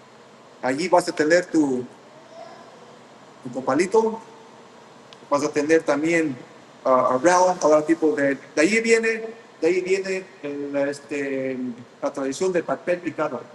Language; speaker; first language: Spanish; early bilingual, heritage; Spanish